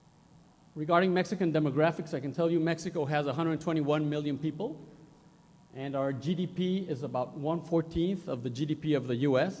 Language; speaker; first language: English; non-native, fluent; Spanish